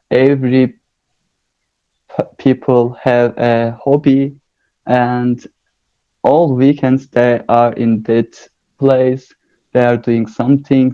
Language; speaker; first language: English; non-native, learner; Turkish